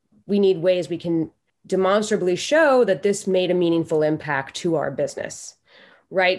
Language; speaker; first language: English; native; English